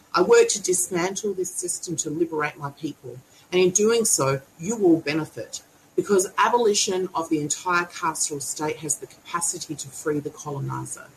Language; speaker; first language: English; native; English